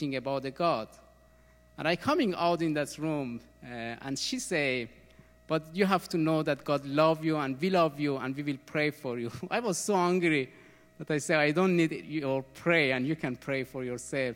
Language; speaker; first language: English; non-native, learner; Persian